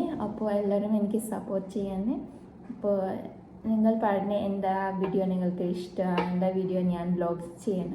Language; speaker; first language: Malayalam; non-native, learner; Bodo